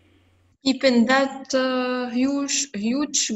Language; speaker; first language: English; non-native, learner; Arabic